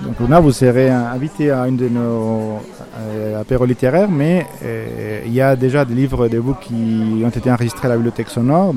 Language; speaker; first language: French; native; French